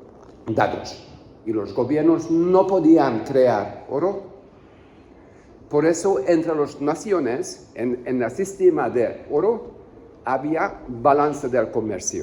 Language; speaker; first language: Spanish; non-native, learner; Hungarian